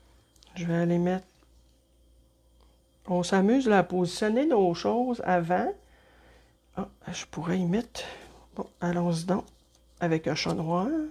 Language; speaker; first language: French; native; French